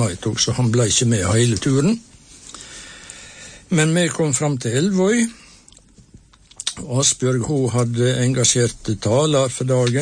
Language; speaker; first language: Norwegian; native; Norwegian